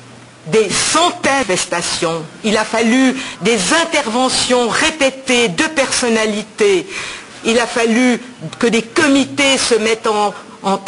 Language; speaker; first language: French; native; French